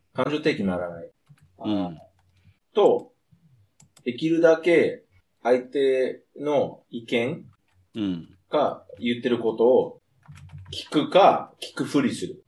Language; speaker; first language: Japanese; non-native, fluent; English